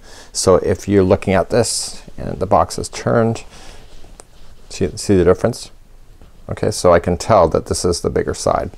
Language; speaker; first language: English; native; English